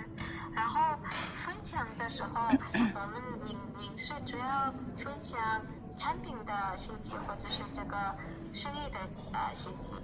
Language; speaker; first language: Chinese; non-native, fluent; Mongolian